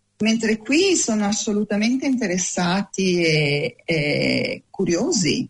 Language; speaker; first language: Italian; native; Italian